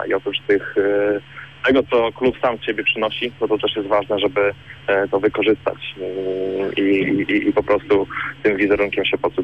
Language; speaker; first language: Polish; native; Polish